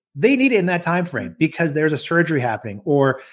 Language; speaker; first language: English; early bilingual, other home language; French